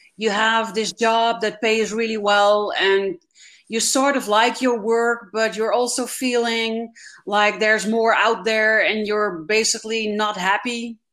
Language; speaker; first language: English; non-native, fluent; Dutch